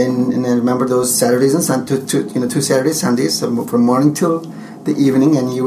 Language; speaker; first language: English; non-native, fluent; Turkish